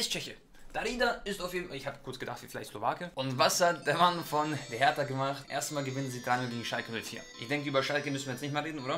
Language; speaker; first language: German; native; German